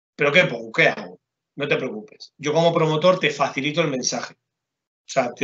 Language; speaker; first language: Spanish; native; Spanish